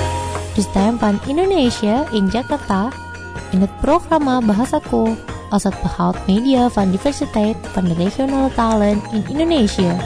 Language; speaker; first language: Dutch; non-native, fluent; Indonesian